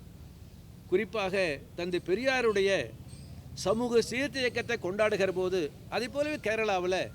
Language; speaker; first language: Tamil; native; Tamil